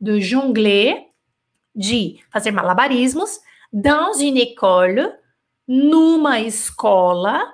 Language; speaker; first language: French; non-native, fluent; Portuguese